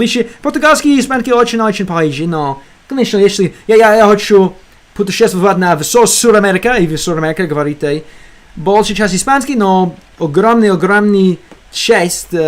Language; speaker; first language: Russian; non-native, learner; English